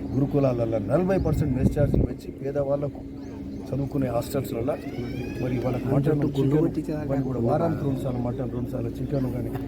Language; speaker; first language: Telugu; native; Telugu